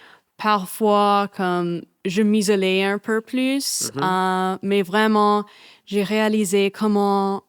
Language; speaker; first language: French; non-native, fluent; English